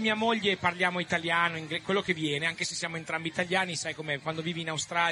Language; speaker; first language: Italian; native; Italian